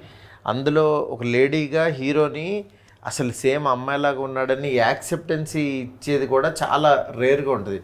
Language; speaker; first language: Telugu; native; Telugu